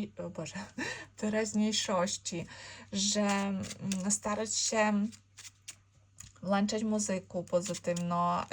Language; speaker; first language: Polish; non-native, learner; Ukrainian